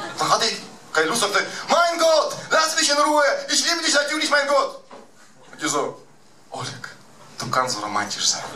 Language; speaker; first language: German; early bilingual, other home language; Russian